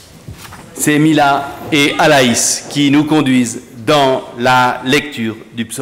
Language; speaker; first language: French; native; French